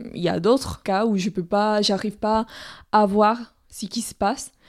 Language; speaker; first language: French; non-native, fluent; Spanish